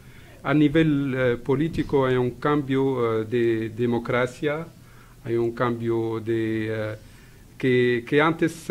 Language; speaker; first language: Spanish; non-native, fluent; Arabic